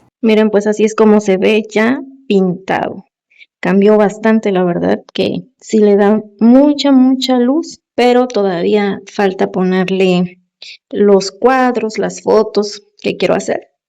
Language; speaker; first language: Spanish; native; Spanish